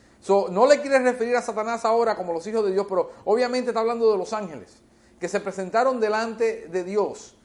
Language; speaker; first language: Spanish; early bilingual, heritage; Spanish